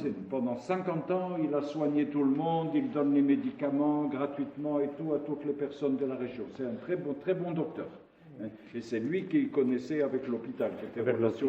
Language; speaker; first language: French; non-native, local second language; Arabic